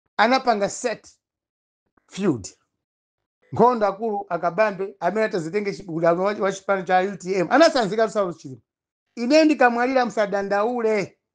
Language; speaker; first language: Nyanja; non-native, local second language; Tumbuka